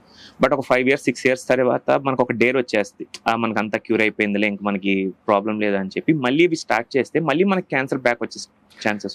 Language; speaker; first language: Telugu; native; Telugu